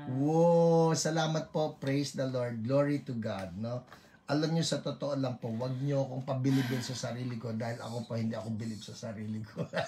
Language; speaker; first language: Filipino; native; Filipino